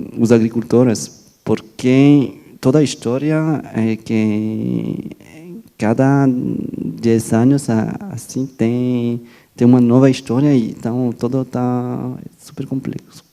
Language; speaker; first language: Portuguese; non-native, fluent; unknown